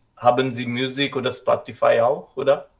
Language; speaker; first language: German; non-native, learner; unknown